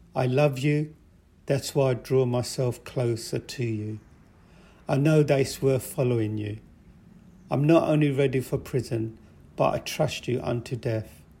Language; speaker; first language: English; native; English